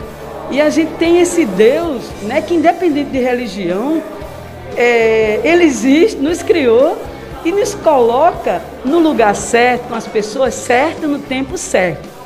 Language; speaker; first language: Portuguese; native; Portuguese